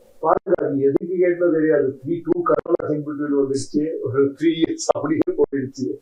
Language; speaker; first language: Tamil; non-native, learner; Kannada